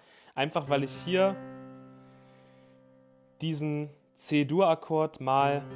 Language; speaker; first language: German; native; German